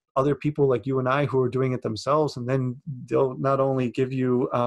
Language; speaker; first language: English; native; English